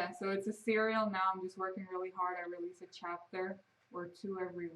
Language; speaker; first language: English; native; English